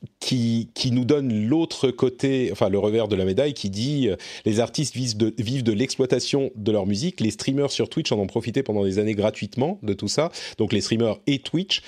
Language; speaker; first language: French; native; French